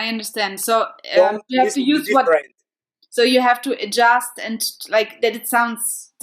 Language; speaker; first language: English; non-native, fluent; German